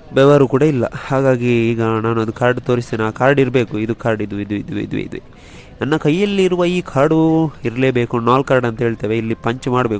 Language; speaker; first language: Kannada; non-native, local second language; Tulu